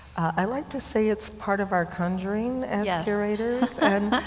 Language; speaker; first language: English; native; English